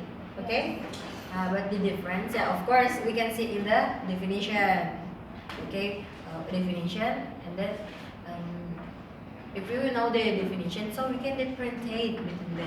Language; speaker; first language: English; non-native, learner; Indonesian